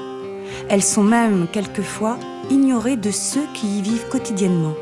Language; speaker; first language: French; native; French